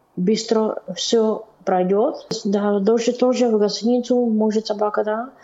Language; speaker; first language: Russian; non-native, learner; Czech